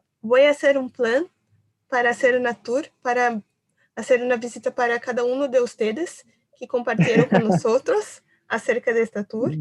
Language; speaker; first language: Spanish; non-native, learner; Portuguese